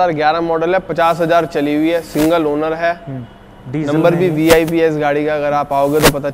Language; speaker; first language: Hindi; native; Hindi